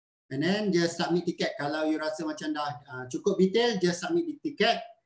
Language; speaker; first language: English; non-native, local second language; Malay